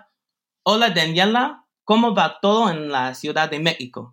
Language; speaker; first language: Spanish; non-native, fluent; English